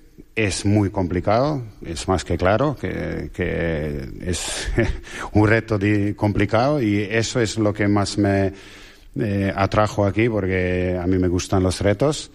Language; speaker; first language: Spanish; non-native, fluent; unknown